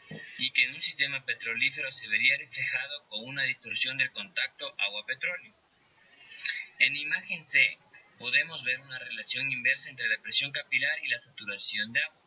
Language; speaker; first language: Spanish; native; Spanish